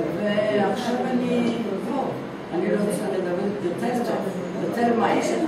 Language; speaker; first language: Hebrew; non-native, learner; Turkish